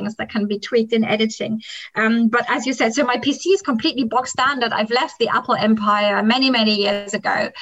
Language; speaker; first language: English; non-native, local second language; German